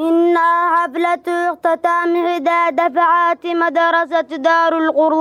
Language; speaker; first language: Arabic; non-native, learner; Somali